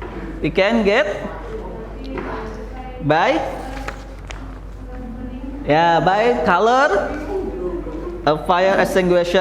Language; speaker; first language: English; non-native, learner; Indonesian